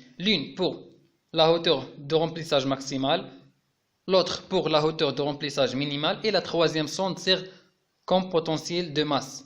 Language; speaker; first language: French; non-native, local second language; Arabic